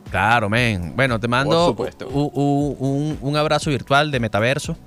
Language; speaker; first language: Spanish; native; Spanish